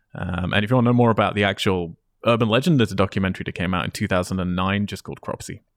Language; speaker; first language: English; native; English